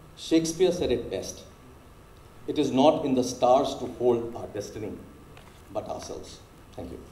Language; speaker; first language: English; non-native, local second language; Hindi